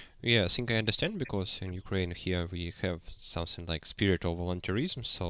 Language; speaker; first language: English; non-native, learner; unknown